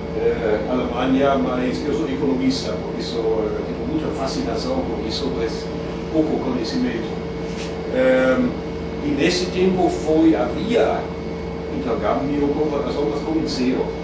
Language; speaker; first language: Portuguese; non-native, fluent; German